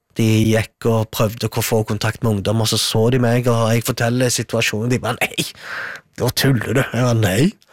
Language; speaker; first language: Norwegian; early bilingual, other home language; Arabic